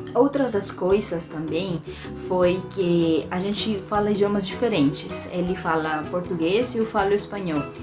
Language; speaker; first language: Portuguese; non-native, fluent; Spanish